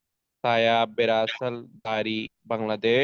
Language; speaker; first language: Indonesian; non-native, learner; Bangla